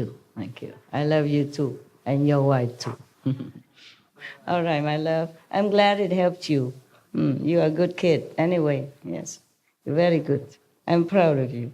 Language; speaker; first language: English; non-native, fluent; Vietnamese